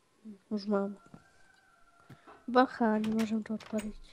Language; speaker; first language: Czech; non-native, local second language; Slovak